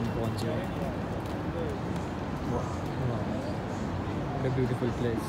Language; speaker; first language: Urdu; native; Urdu